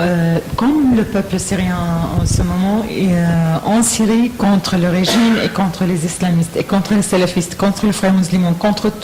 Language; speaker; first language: French; non-native, learner; Arabic